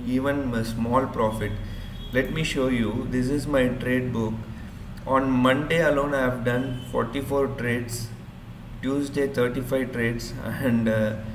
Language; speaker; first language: English; non-native, local second language; Urdu